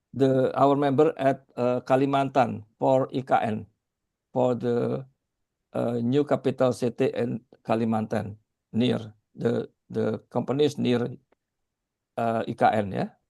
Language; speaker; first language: English; non-native, learner; Indonesian